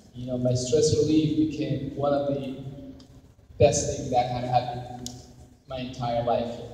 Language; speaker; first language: English; non-native, fluent; Somali